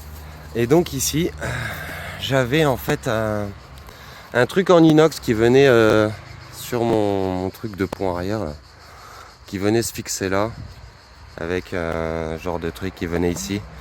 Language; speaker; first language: French; native; French